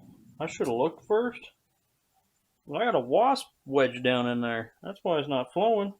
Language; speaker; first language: English; native; English